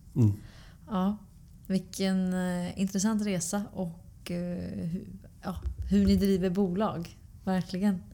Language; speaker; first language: Swedish; native; Swedish